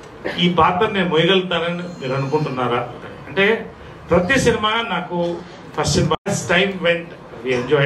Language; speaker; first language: Telugu; native; Telugu